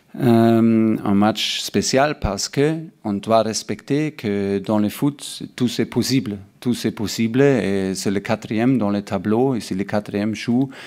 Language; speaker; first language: French; non-native, learner; German